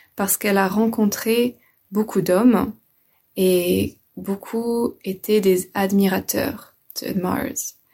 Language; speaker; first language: French; native; French